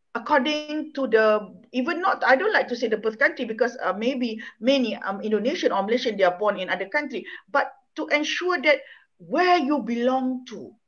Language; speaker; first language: English; non-native, local second language; Malay